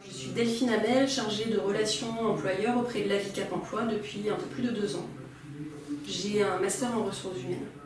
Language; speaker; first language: French; native; French